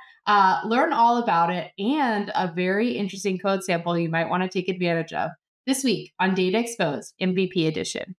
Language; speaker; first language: English; native; English